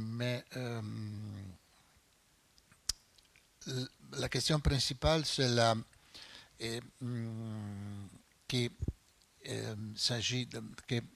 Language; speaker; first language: French; non-native, fluent; Italian